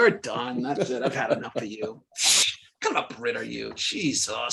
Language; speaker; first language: English; native; English